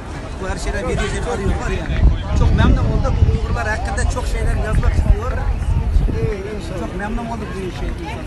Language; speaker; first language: Turkish; non-native, learner; Uyghur